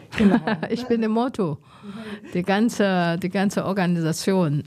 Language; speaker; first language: German; non-native, learner; Chinese